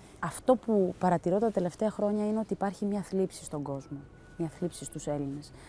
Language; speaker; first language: Greek; early bilingual, heritage; Greek